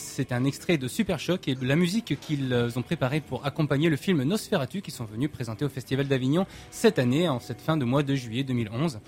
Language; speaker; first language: French; native; French